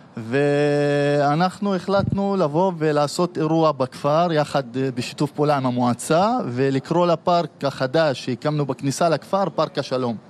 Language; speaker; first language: Hebrew; non-native, local second language; Arabic